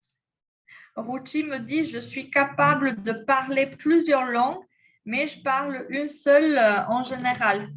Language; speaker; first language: French; non-native, fluent; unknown